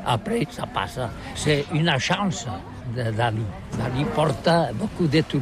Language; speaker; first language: French; non-native, learner; Catalan